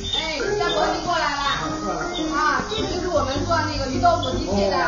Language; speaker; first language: Chinese; native; Chinese